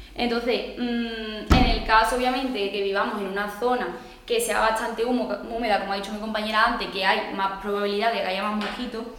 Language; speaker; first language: Spanish; native; Spanish